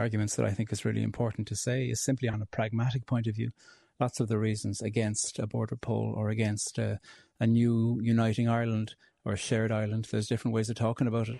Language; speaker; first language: English; native; English